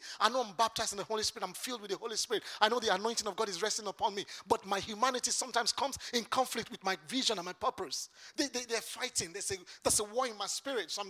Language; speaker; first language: English; non-native, local second language; Yoruba